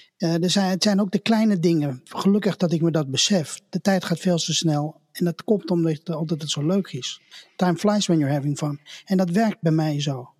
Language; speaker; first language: Dutch; native; Dutch